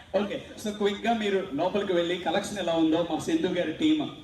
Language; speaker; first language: Telugu; native; Telugu